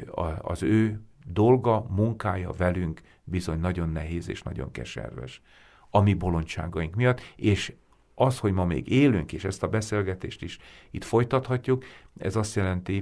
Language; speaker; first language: Hungarian; native; Hungarian